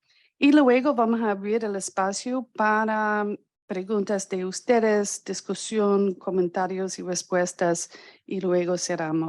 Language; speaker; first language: Spanish; non-native, fluent; English